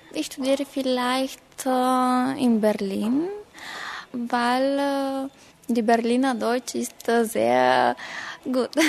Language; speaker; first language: German; non-native, learner; Bulgarian